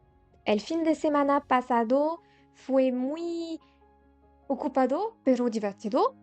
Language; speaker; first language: Spanish; non-native, learner; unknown